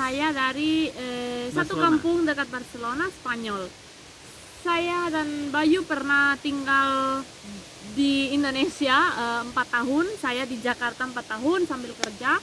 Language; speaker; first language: Indonesian; non-native, fluent; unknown